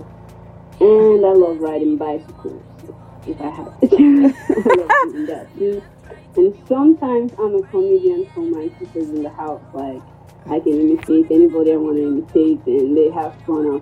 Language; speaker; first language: English; non-native, local second language; Krio